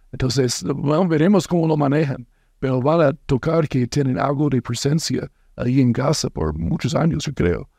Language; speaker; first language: Spanish; non-native, fluent; English